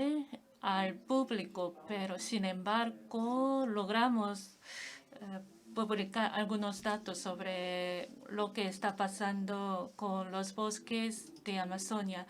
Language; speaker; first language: Spanish; non-native, fluent; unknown